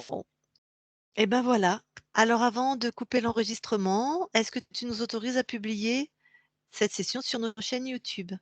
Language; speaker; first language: French; native; French